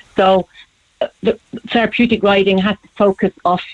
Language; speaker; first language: English; non-native, fluent; German